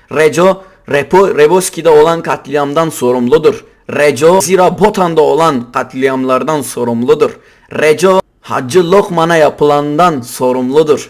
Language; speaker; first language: Turkish; non-native, local second language; Kurdish